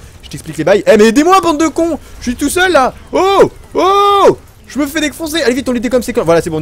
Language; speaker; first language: French; native; French